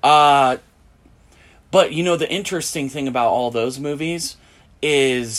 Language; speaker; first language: English; native; English